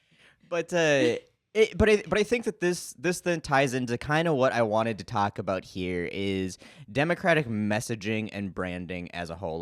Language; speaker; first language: English; native; English